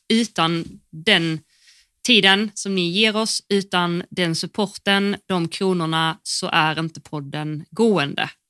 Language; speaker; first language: Swedish; native; Swedish